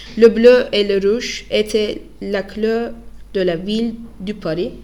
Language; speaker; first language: French; non-native, learner; Turkish